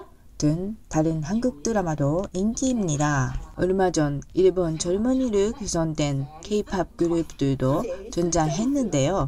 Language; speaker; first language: Korean; non-native, fluent; Japanese